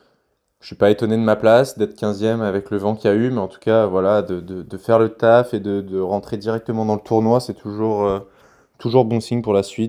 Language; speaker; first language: French; native; French